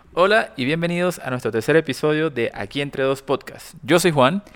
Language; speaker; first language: Spanish; native; Spanish